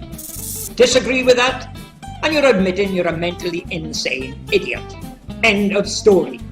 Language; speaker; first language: English; native; English